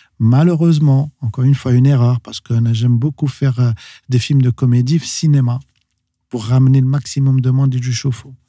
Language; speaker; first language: French; non-native, local second language; Arabic